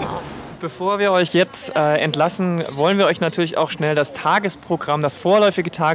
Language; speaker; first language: German; native; German